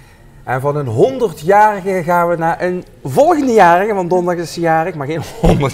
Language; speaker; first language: Dutch; native; Dutch